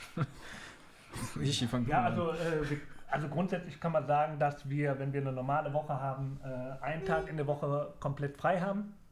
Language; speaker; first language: German; native; German